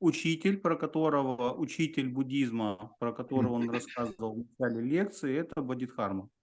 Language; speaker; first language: Russian; native; Russian